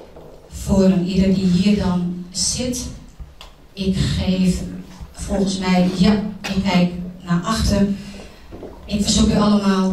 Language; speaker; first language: Dutch; early bilingual, other home language; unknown